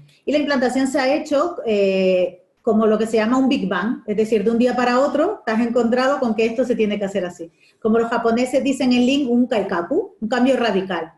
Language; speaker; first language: Spanish; native; Spanish